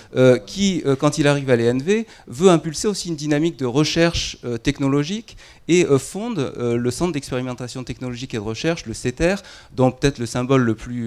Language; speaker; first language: French; native; French